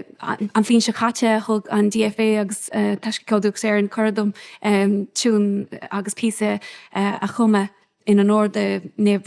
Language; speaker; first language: Irish; non-native, local second language; English